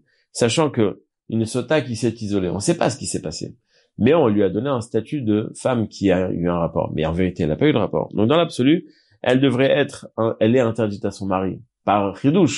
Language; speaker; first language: French; native; French